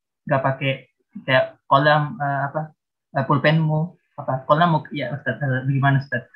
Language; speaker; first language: Indonesian; native; Indonesian